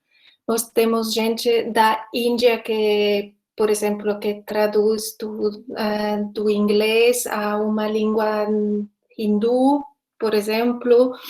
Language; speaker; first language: Portuguese; non-native, fluent; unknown